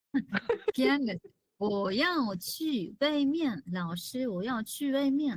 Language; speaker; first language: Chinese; non-native, fluent; Sinhala